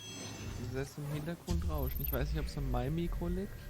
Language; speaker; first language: German; native; German